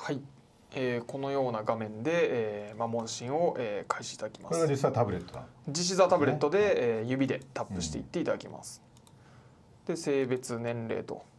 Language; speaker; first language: Japanese; native; Japanese